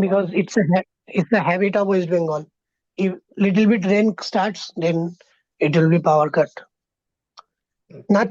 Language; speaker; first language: English; non-native, fluent; Bangla